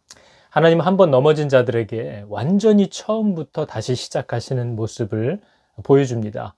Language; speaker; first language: Korean; native; Korean